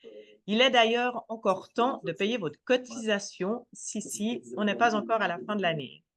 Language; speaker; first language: French; native; French